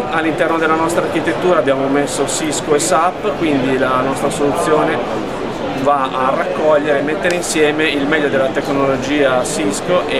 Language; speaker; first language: Italian; native; Italian